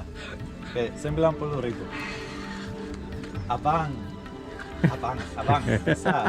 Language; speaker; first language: Indonesian; non-native, learner; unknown